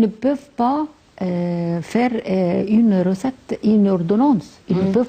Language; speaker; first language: French; non-native, fluent; Arabic